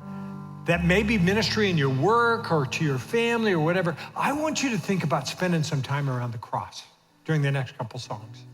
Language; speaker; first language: English; native; English